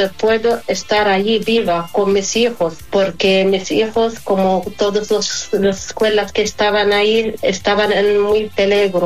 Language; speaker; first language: Spanish; non-native, fluent; Arabic